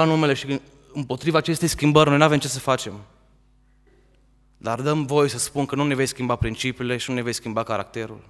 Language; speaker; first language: Romanian; native; Romanian